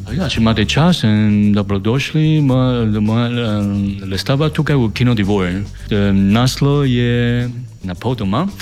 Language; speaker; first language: Slovenian; non-native, learner; Chinese